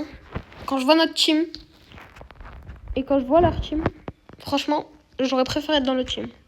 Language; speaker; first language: French; native; French